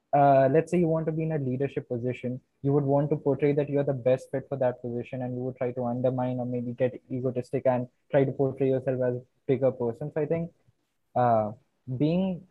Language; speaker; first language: English; non-native, local second language; Hindi